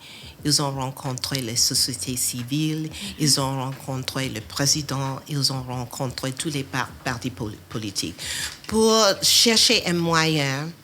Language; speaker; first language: French; non-native, fluent; English